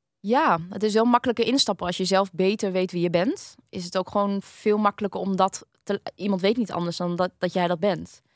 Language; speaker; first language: Dutch; early bilingual, other home language; Vietnamese